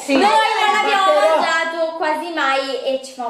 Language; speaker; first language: Italian; native; Italian